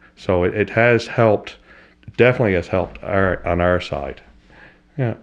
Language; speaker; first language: English; native; English